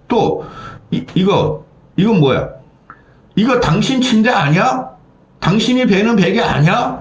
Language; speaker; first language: Korean; native; Korean